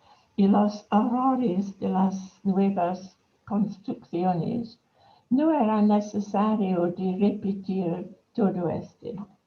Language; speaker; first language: Spanish; non-native, fluent; English